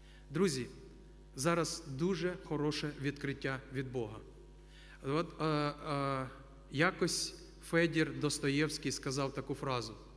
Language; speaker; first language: Ukrainian; non-native, local second language; Russian